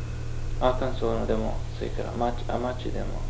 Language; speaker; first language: Japanese; early bilingual, heritage; Japanese